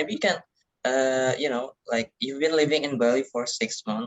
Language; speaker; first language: English; non-native, learner; Indonesian